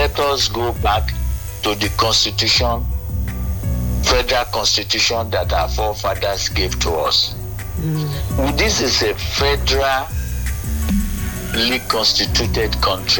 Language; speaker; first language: English; non-native, local second language; Yoruba